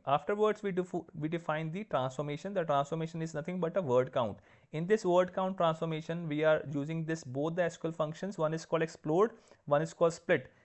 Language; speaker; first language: English; non-native, local second language; Punjabi